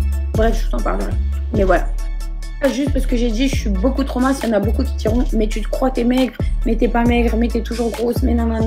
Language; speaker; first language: French; native; French